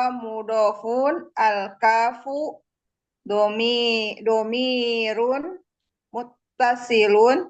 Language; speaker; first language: Arabic; non-native, learner; Indonesian